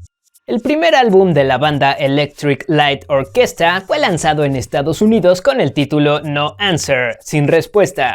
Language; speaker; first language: Spanish; native; Spanish